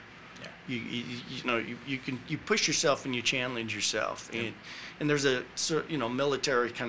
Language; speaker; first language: English; native; English